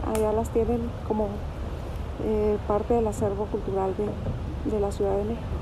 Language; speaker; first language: Spanish; native; Spanish